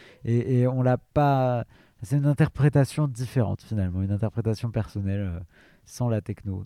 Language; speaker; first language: French; native; French